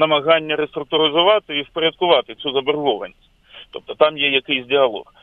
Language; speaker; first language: Ukrainian; native; Ukrainian